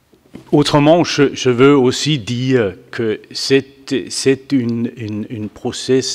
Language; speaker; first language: French; non-native, fluent; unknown